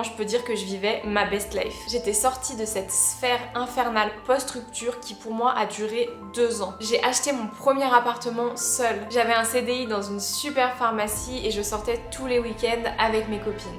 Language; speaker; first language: French; native; French